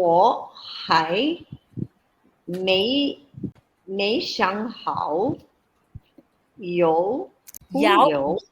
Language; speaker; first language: Chinese; non-native, learner; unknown